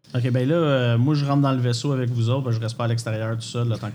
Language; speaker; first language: French; native; French